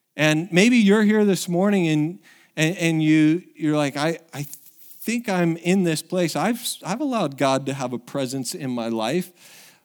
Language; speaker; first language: English; native; English